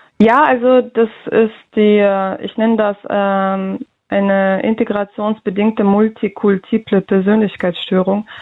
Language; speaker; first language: German; early bilingual, other home language; Russian